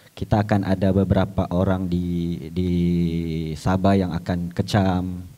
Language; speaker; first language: Malay; native; Malay